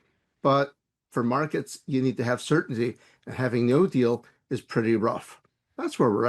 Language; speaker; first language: English; native; English